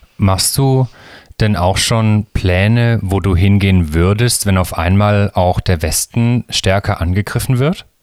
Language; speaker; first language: German; native; German